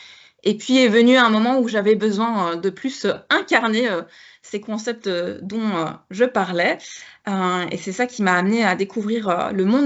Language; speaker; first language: French; native; French